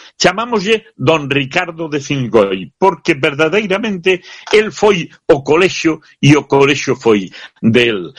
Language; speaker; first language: Galician; native; Galician